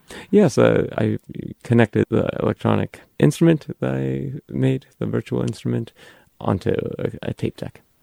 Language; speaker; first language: English; native; English